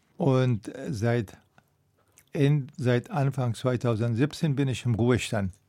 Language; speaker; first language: German; non-native, fluent; Persian